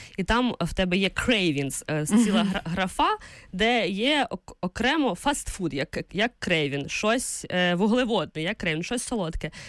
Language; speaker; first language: Ukrainian; native; Ukrainian